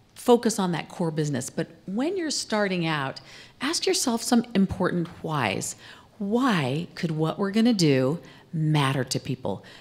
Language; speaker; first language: English; native; English